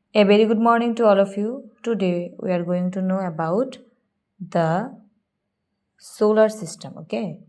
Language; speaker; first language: English; non-native, local second language; Bangla